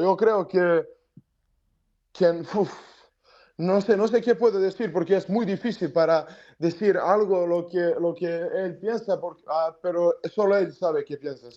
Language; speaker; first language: Spanish; non-native, learner; Serbian